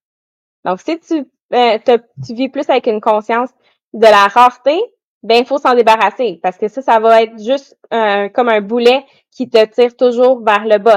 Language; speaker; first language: French; native; French